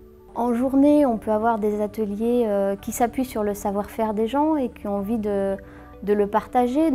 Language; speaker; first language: French; native; French